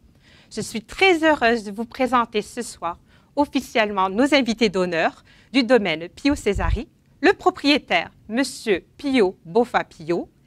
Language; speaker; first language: French; native; French